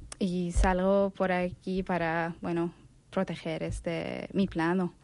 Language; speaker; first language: Spanish; non-native, learner; Arabic